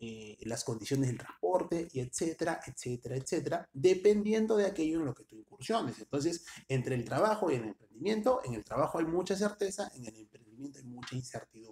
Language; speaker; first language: Spanish; native; Spanish